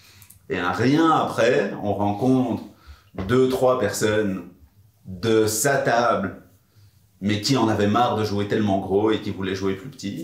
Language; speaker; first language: French; native; French